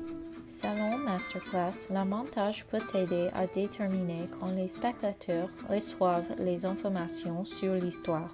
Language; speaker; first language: French; non-native, learner; English